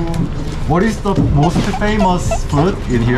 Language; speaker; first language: English; non-native, learner; Korean